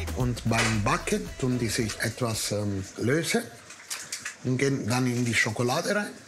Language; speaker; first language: German; non-native, fluent; Italian